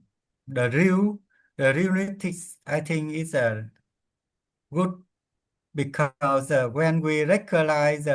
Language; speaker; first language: English; non-native, learner; Vietnamese